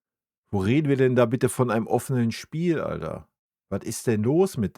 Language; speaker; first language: German; native; German